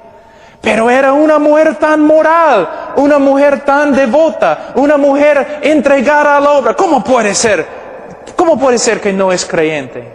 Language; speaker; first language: Spanish; non-native, fluent; English